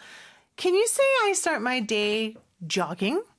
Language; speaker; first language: English; non-native, fluent; Korean